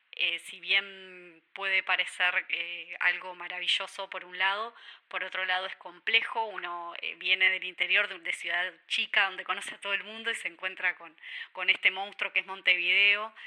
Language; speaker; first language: Spanish; native; Spanish